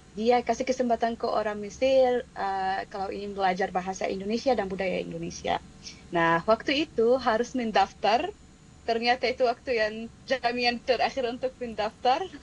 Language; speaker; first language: Indonesian; non-native, fluent; Arabic